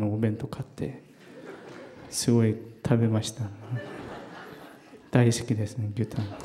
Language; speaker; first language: Japanese; non-native, fluent; Korean